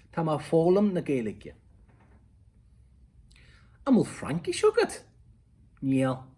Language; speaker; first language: Irish; non-native, local second language; English